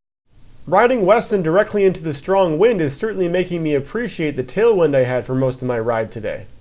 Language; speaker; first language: English; native; English